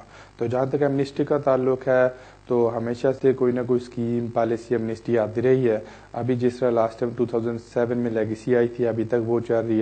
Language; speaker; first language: Urdu; native; Urdu